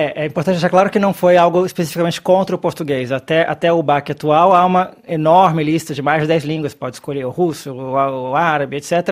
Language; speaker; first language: Portuguese; native; Portuguese